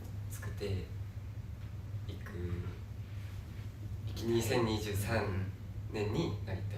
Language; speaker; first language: Japanese; non-native, fluent; Korean